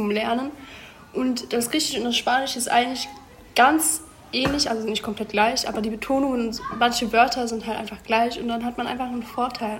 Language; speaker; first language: German; early bilingual, other home language; Greek